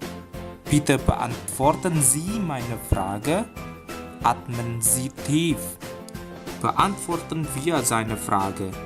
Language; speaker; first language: German; non-native, fluent; Indonesian